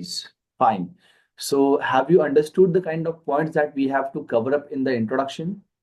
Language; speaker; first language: English; non-native, local second language; Marathi